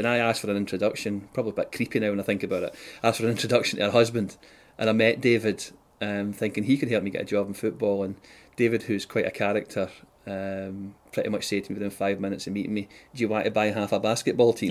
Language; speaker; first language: English; native; English